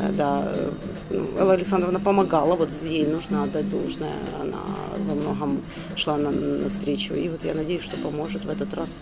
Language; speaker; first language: Russian; non-native, local second language; Ukrainian